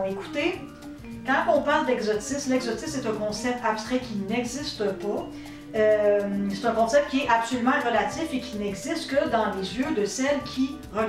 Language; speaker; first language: French; native; French